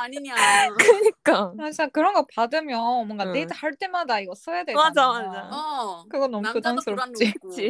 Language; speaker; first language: Korean; non-native, fluent; Japanese